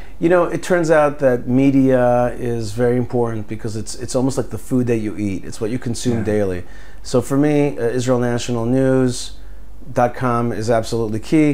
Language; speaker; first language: English; early bilingual, other home language; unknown